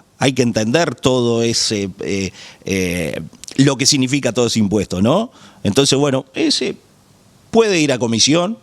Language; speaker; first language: Spanish; native; Spanish